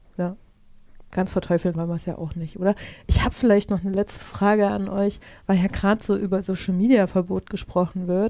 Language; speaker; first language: German; native; German